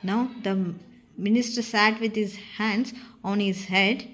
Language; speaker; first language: English; non-native, local second language; Kannada